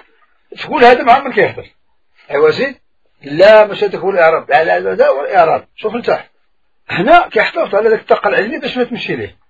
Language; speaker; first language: Arabic; native; Arabic